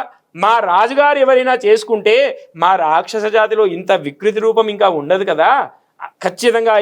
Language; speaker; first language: Telugu; native; Telugu